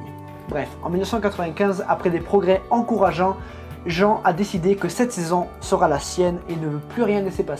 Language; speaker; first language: French; native; French